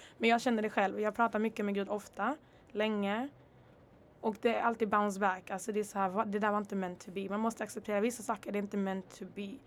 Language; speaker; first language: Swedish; early bilingual, other home language; Kinyarwanda